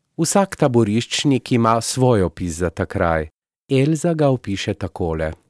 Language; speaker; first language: Slovenian; native; Slovenian